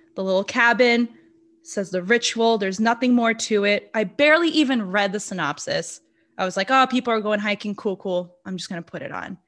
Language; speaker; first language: English; non-native, fluent; Portuguese